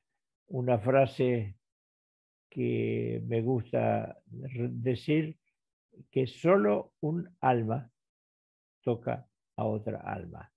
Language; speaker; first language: Spanish; native; Spanish